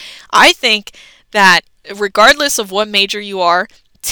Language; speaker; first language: English; native; English